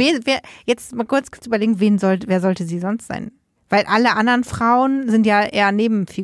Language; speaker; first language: German; native; German